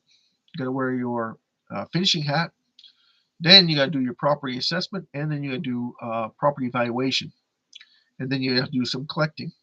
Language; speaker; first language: English; native; English